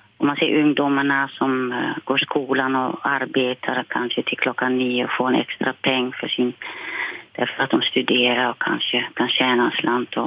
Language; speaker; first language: Swedish; non-native, fluent; Dutch